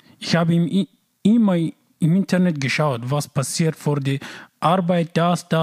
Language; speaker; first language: German; non-native, learner; Persian